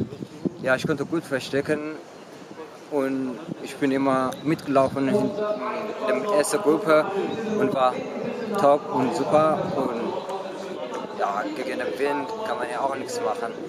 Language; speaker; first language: German; non-native, learner; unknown